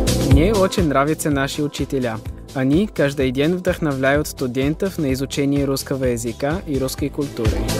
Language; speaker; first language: Russian; non-native, fluent; German